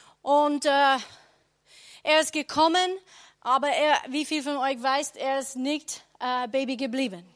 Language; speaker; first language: German; non-native, learner; English